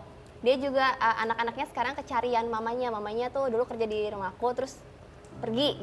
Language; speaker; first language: Indonesian; native; Indonesian